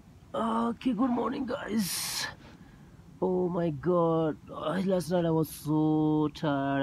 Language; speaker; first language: English; non-native, local second language; Urdu